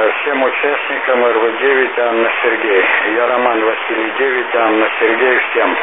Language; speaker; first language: Russian; native; Russian